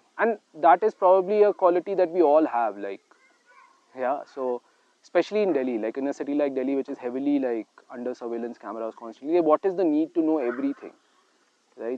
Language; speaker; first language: English; non-native, local second language; Hindi